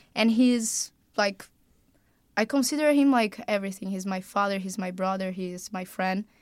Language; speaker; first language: English; non-native, fluent; Portuguese